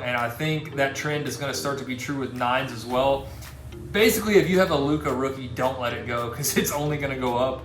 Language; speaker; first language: English; native; English